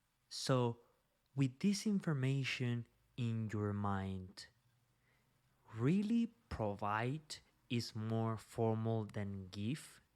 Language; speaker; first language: English; non-native, fluent; Spanish